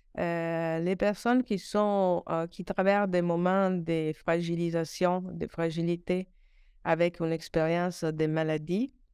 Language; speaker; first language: French; non-native, fluent; Italian